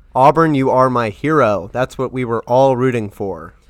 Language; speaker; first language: English; native; English